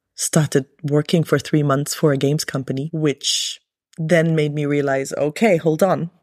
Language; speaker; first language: English; early bilingual, other home language; Arabic